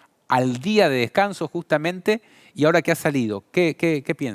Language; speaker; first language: Spanish; native; Spanish